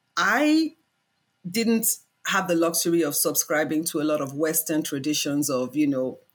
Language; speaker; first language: English; non-native, local second language; Yoruba